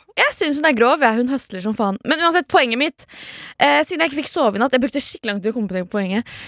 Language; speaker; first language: Norwegian; early bilingual, other home language; Kurdish